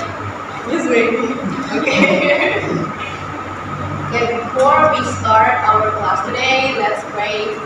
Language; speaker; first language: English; non-native, fluent; Indonesian